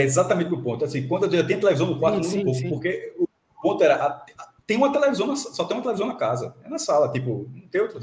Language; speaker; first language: Portuguese; native; Portuguese